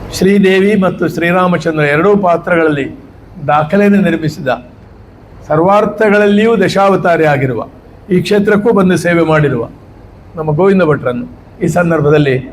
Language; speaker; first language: Kannada; native; Kannada